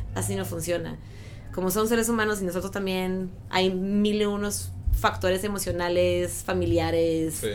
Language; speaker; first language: Spanish; non-native, fluent; French